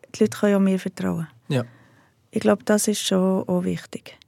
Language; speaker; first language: German; native; German